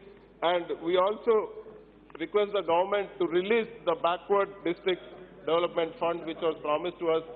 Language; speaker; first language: English; non-native, local second language; Telugu